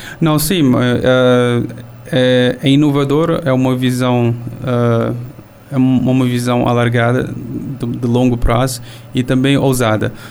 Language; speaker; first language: Portuguese; non-native, local second language; Kabuverdianu